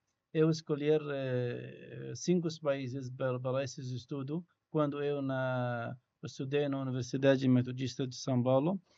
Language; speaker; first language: Portuguese; non-native, learner; Arabic